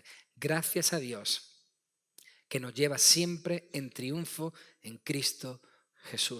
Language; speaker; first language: Spanish; native; Spanish